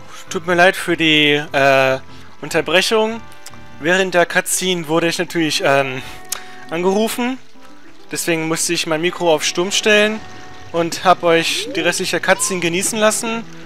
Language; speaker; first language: German; native; German